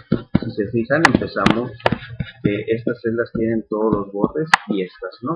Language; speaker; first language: Spanish; native; Spanish